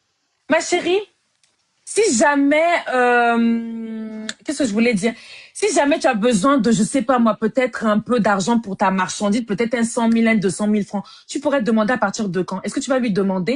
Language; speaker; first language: French; native; French